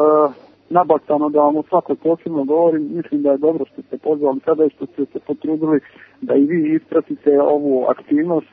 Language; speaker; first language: Serbian; native; Serbian